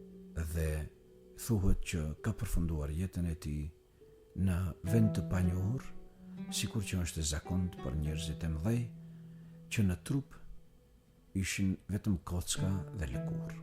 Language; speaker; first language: Albanian; native; Albanian